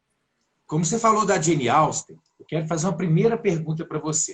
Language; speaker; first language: Portuguese; native; Portuguese